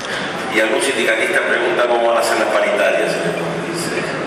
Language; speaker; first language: Spanish; native; Spanish